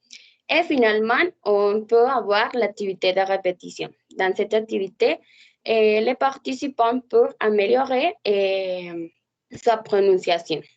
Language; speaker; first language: French; non-native, learner; Spanish